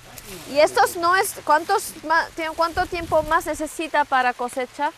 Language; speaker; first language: Spanish; non-native, learner; Korean